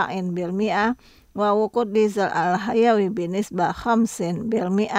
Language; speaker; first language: Arabic; non-native, fluent; Indonesian